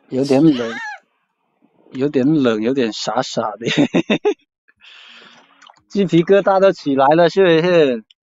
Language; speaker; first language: Chinese; native; Chinese